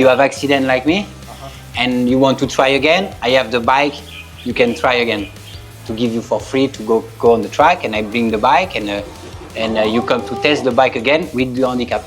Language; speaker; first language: English; non-native, learner; French